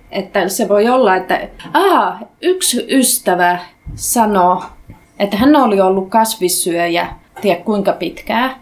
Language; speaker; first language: Finnish; native; Finnish